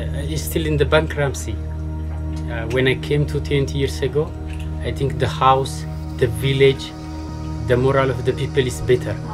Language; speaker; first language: English; non-native, learner; Amharic